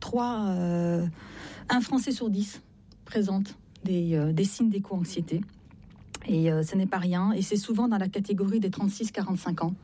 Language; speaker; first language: French; native; French